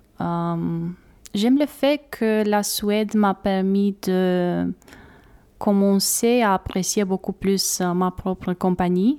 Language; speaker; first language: French; non-native, fluent; Romanian